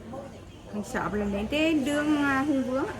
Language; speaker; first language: Vietnamese; native; Vietnamese